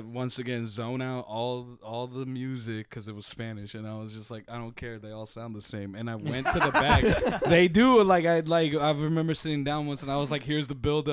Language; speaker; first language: English; early bilingual, other home language; Spanish